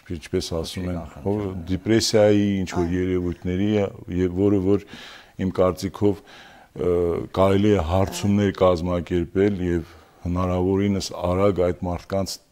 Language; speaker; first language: Armenian; native; Armenian